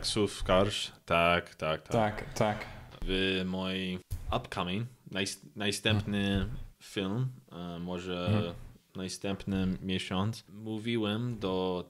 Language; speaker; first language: Polish; non-native, learner; English